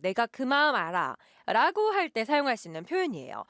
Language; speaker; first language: Korean; native; Korean